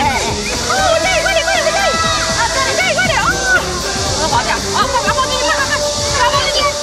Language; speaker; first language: Chinese; native; Chinese